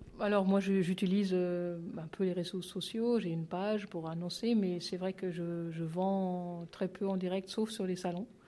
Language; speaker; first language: French; non-native, fluent; German